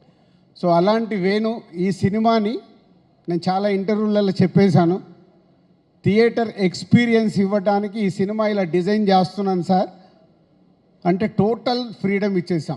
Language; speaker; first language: Telugu; native; Telugu